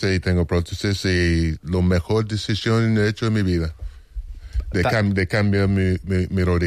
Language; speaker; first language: Spanish; non-native, fluent; English